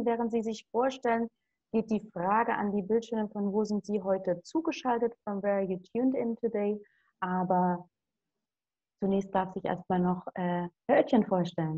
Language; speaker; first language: German; native; German